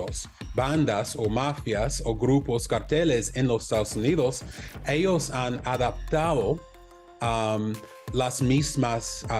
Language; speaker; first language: Spanish; non-native, learner; English